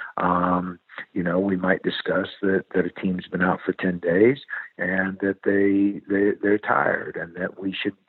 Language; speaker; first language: English; native; English